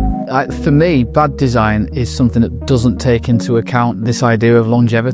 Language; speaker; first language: English; native; English